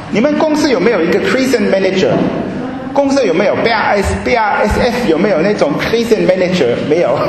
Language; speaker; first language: Chinese; non-native, fluent; German